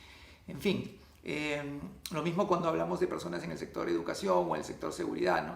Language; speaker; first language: Spanish; native; Spanish